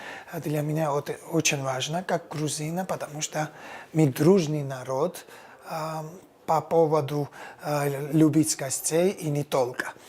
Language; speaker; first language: Russian; non-native, fluent; Georgian